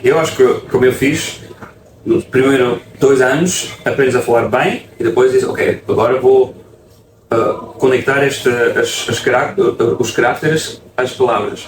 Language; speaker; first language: Portuguese; non-native, fluent; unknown